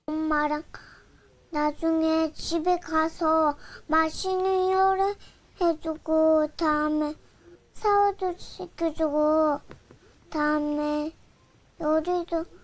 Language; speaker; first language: Korean; early bilingual, other home language; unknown